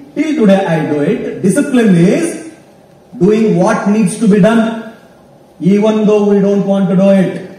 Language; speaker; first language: English; non-native, local second language; Kannada